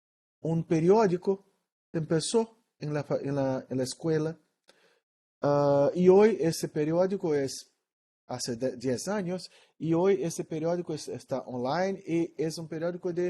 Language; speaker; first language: Spanish; non-native, learner; Portuguese